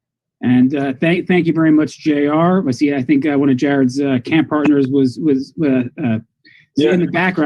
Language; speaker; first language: English; native; English